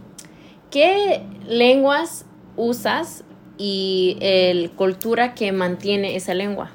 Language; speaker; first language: Spanish; early bilingual, heritage; Spanish